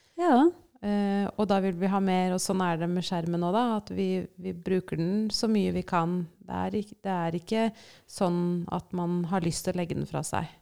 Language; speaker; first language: Norwegian; native; Norwegian